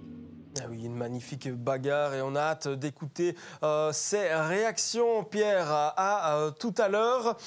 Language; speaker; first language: French; native; French